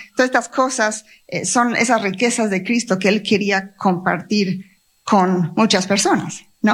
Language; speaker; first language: Spanish; native; Spanish